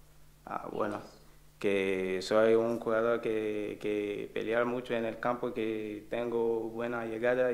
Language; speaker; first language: Spanish; non-native, learner; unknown